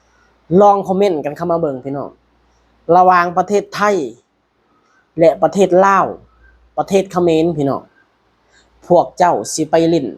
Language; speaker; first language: Thai; non-native, local second language; Lao